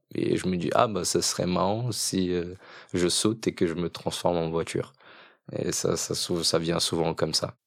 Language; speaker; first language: French; early bilingual, other home language; Portuguese